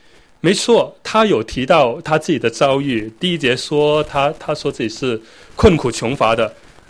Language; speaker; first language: Chinese; native; Chinese